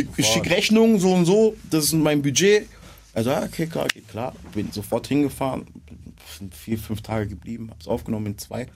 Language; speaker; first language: German; early bilingual, other home language; French